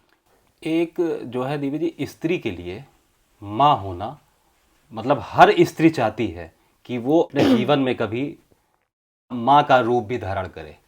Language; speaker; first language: Hindi; native; Hindi